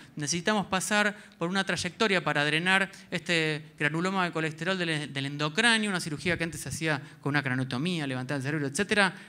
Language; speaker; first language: Spanish; native; Spanish